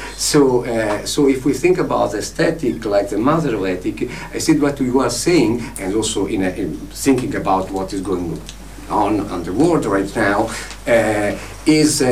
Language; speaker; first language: English; non-native, fluent; Italian